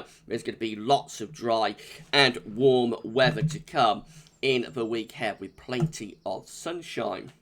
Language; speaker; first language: English; native; English